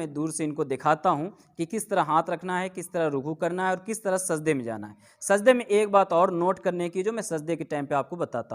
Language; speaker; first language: Urdu; native; Urdu